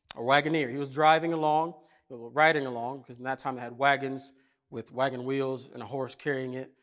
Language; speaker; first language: English; early bilingual, other home language; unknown